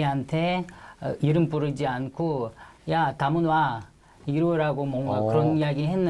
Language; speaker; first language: Korean; non-native, learner; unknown